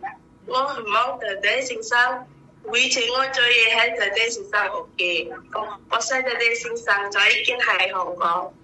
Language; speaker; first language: Cantonese; non-native, learner; Indonesian